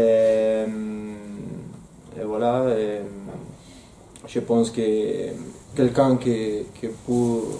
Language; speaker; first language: French; non-native, learner; Spanish